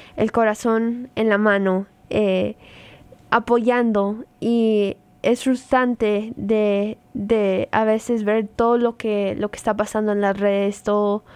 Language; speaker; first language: Spanish; native; Spanish